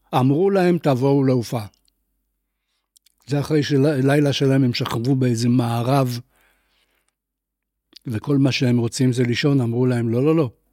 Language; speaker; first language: Hebrew; non-native, fluent; Polish